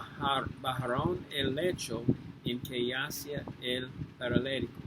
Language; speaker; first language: Spanish; non-native, fluent; English